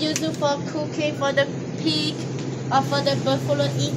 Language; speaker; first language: English; non-native, learner; Hmong